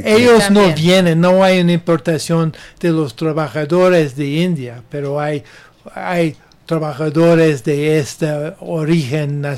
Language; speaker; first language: Spanish; non-native, learner; English